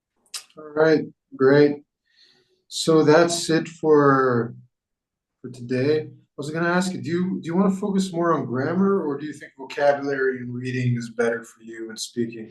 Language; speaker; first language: English; non-native, fluent; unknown